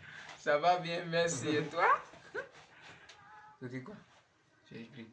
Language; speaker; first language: French; non-native, learner; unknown